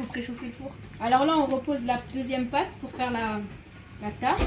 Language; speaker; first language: French; native; French